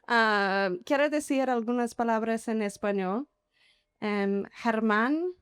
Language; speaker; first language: Spanish; non-native, learner; English